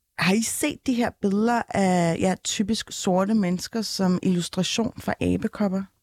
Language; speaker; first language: Danish; early bilingual, other home language; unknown